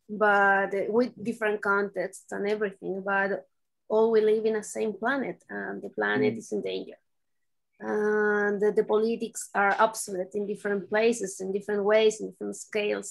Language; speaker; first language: English; non-native, learner; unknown